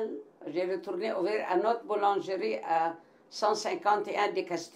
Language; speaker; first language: French; non-native, local second language; Arabic